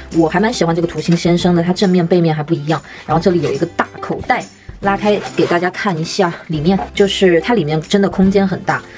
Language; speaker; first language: Chinese; native; Chinese